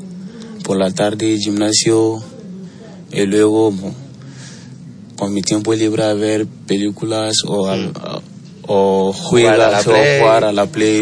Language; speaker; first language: Spanish; non-native, learner; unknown